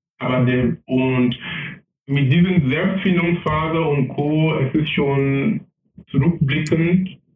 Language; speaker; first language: German; non-native, fluent; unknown